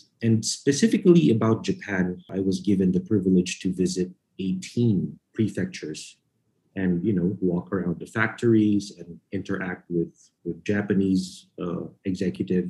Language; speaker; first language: English; non-native, local second language; Filipino